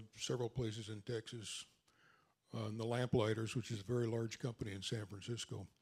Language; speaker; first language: English; native; English